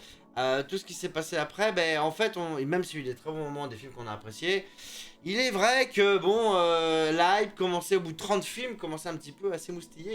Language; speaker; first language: French; native; French